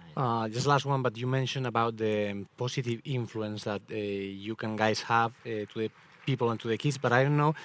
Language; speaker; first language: English; non-native, fluent; Spanish